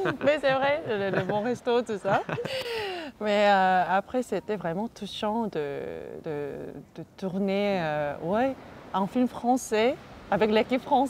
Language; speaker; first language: French; non-native, fluent; Korean